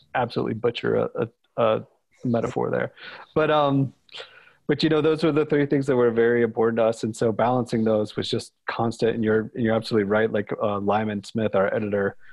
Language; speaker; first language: English; native; English